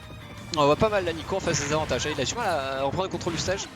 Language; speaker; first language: French; native; French